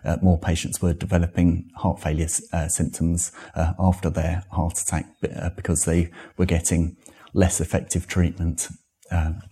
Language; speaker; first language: English; native; English